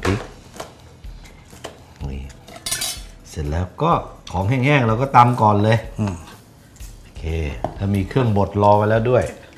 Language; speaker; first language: Thai; native; Thai